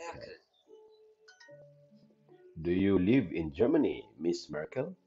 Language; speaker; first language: English; non-native, learner; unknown